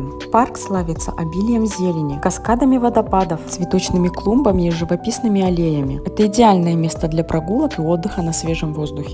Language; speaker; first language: Russian; native; Russian